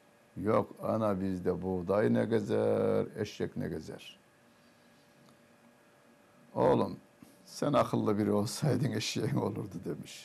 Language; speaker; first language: Turkish; native; Turkish